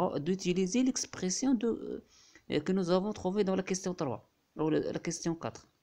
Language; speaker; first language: French; non-native, local second language; Arabic